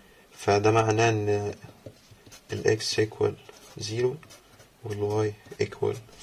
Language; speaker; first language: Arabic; native; Arabic